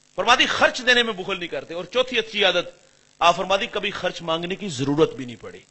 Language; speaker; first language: Urdu; non-native, local second language; Punjabi